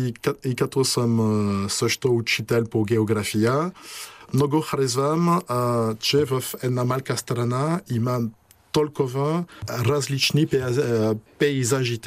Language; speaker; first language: Bulgarian; non-native, learner; French